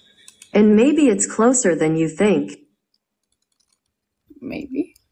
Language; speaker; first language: English; non-native, fluent; German